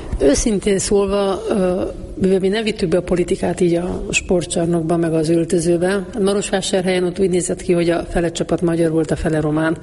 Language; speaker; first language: Hungarian; native; Hungarian